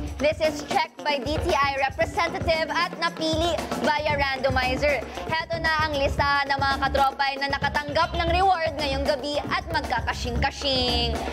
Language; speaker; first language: Filipino; native; Filipino